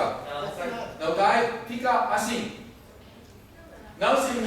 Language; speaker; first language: Portuguese; non-native, fluent; German